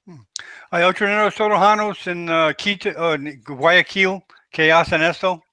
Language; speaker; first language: Spanish; non-native, learner; English